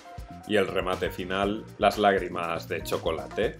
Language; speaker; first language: Spanish; native; Spanish